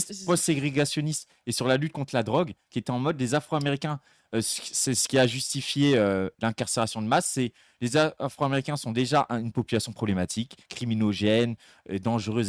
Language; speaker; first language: French; native; French